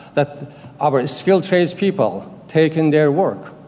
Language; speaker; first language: English; non-native, fluent; Persian